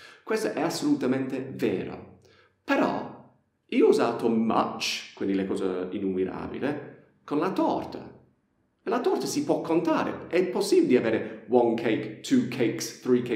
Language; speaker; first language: Italian; non-native, fluent; English